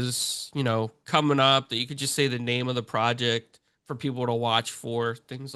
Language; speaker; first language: English; native; English